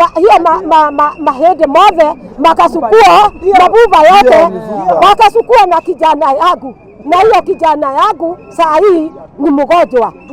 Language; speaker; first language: Swahili; non-native, local second language; Kikuyu